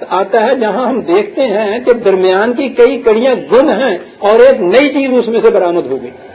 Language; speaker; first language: Urdu; native; Urdu